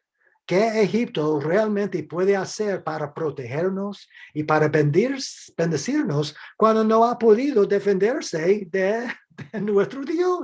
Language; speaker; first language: Spanish; non-native, fluent; English